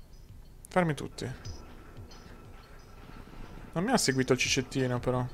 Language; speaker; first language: Italian; native; Italian